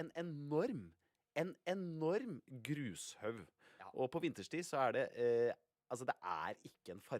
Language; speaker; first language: Norwegian; native; Norwegian